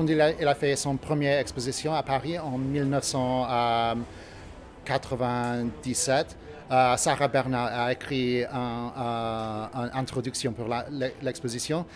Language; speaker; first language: French; non-native, learner; English